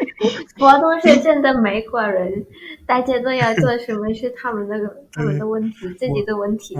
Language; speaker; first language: Chinese; non-native, learner; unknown